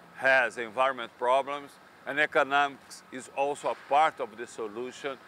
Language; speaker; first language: English; non-native, fluent; Portuguese